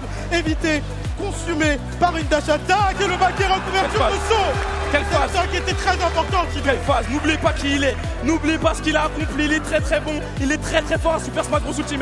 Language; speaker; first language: French; native; French